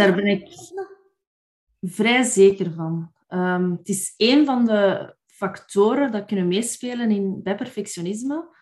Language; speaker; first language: Dutch; native; Dutch